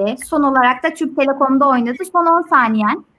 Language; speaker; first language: Turkish; native; Turkish